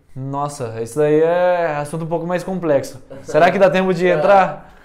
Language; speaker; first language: Portuguese; early bilingual, heritage; Portuguese